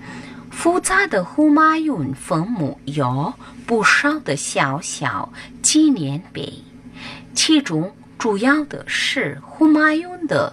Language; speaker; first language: Chinese; non-native, fluent; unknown